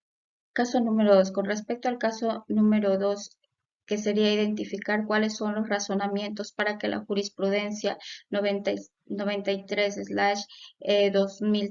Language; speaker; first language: Spanish; native; Spanish